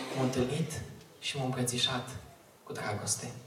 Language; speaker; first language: Romanian; native; Romanian